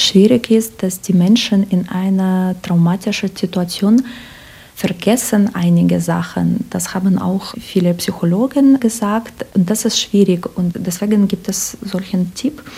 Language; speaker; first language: German; non-native, fluent; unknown